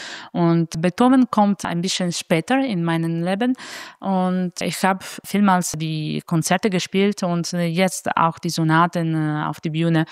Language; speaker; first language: German; non-native, fluent; Italian